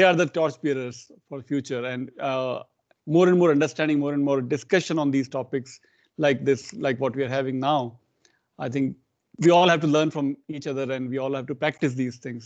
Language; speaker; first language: English; non-native, local second language; Hindi